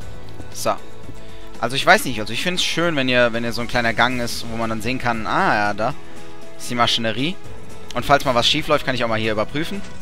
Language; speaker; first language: German; native; German